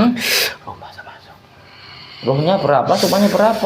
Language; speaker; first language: Indonesian; native; Indonesian